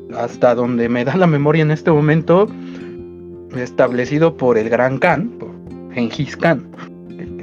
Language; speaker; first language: Spanish; native; Spanish